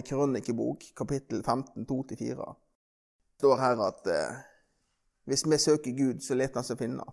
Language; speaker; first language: Norwegian; native; Norwegian